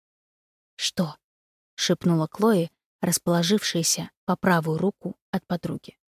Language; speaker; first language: Russian; native; Russian